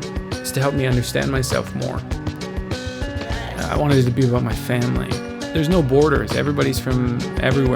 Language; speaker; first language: English; native; English